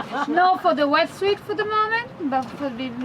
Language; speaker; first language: English; non-native, learner; Spanish